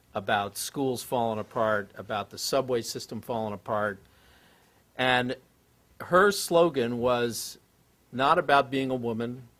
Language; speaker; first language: English; native; English